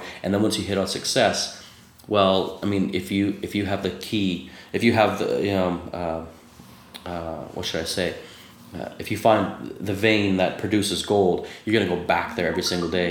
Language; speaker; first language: English; native; English